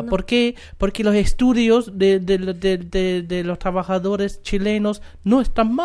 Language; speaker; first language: Spanish; non-native, fluent; German